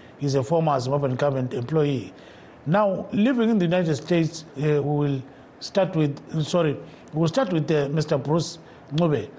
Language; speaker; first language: English; non-native, local second language; North Ndebele